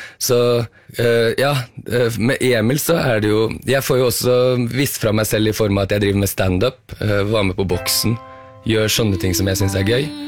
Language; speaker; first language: Norwegian; native; Norwegian